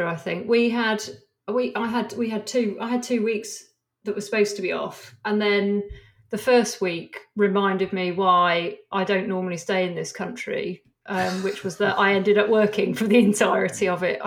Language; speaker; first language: English; native; English